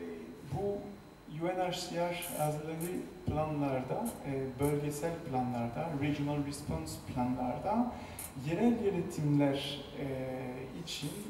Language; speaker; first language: Turkish; non-native, fluent; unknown